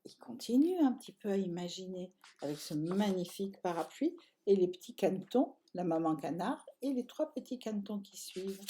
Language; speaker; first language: French; native; French